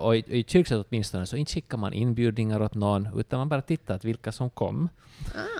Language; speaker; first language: Swedish; native; Swedish